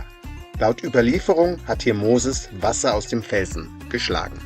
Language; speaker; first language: German; native; German